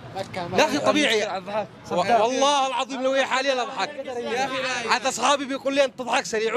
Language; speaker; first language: Arabic; native; Arabic